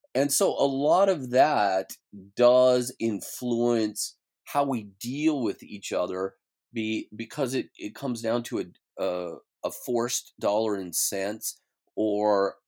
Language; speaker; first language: English; native; English